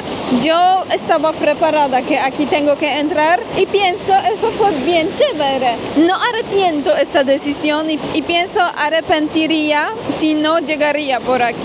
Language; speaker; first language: Spanish; non-native, fluent; Polish